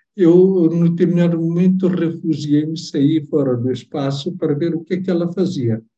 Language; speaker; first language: Portuguese; non-native, local second language; Tetum